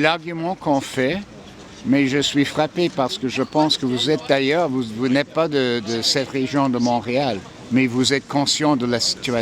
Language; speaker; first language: French; non-native, fluent; English